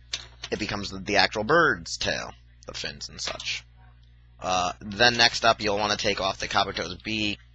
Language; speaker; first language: English; native; English